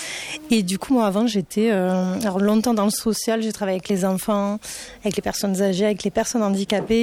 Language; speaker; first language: French; native; French